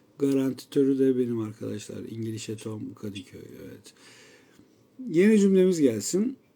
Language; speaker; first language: Turkish; native; Turkish